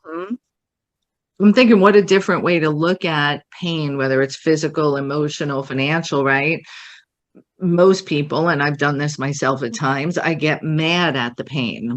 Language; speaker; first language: English; native; English